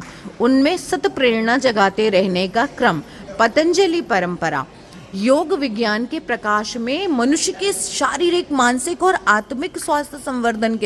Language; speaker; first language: Hindi; native; Hindi